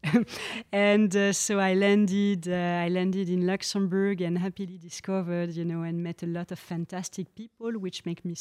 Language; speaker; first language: English; non-native, fluent; French